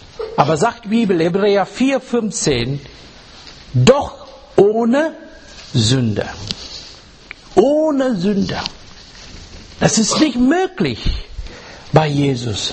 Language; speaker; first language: German; non-native, learner; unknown